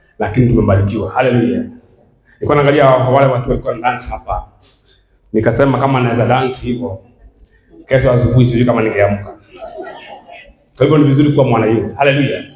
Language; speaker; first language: Swahili; non-native, local second language; Kikuyu